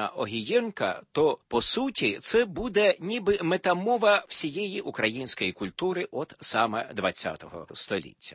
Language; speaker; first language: Ukrainian; native; Ukrainian